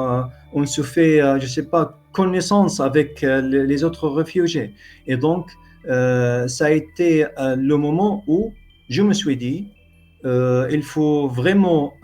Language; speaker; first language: French; non-native, fluent; Arabic